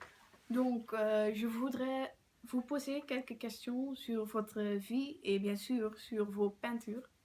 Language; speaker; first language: French; non-native, learner; Dutch